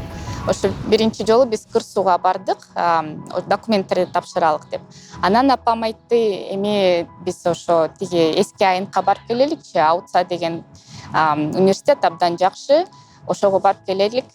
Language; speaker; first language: Kyrgyz; non-native, local second language; Russian